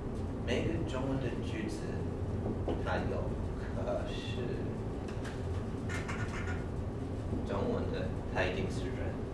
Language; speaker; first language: Chinese; non-native, fluent; English